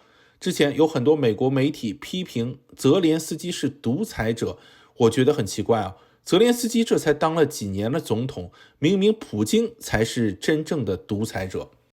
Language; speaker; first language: Chinese; native; Chinese